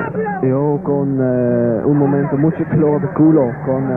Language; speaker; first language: Spanish; non-native, learner; German